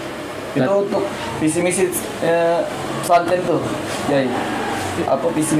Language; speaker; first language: Malay; native; Malay